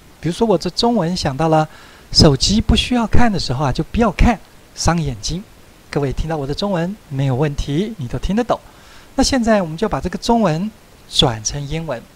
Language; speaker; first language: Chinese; native; Chinese